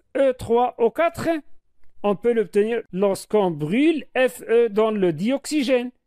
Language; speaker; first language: French; non-native, local second language; Arabic